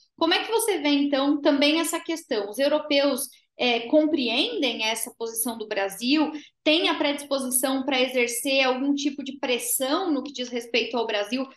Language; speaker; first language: Portuguese; native; Portuguese